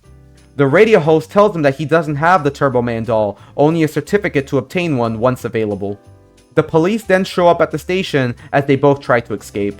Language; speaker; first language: English; native; English